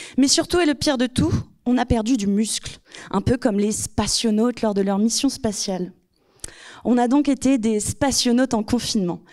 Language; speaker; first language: French; native; French